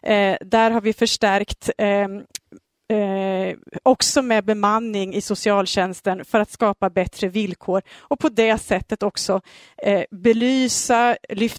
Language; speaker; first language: Swedish; native; Swedish